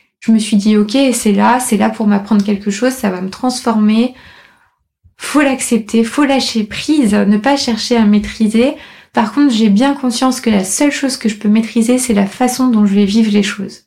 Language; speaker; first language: French; native; French